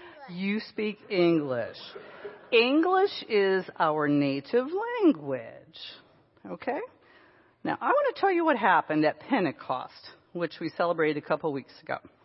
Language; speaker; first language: English; native; English